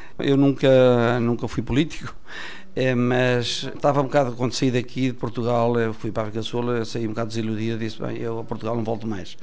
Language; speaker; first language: Portuguese; native; Portuguese